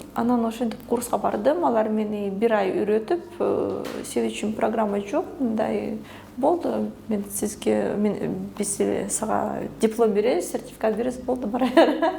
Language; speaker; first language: Kyrgyz; early bilingual, other home language; Russian